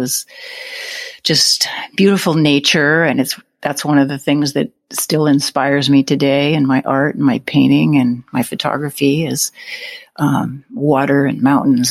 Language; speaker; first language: English; native; English